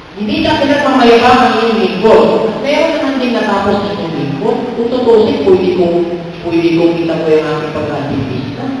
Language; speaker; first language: Filipino; non-native, local second language; Cebuano